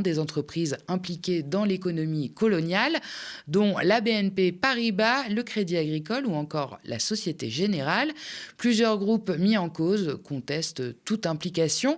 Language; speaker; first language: French; native; French